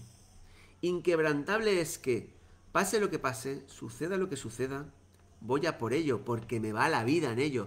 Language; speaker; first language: Spanish; native; Spanish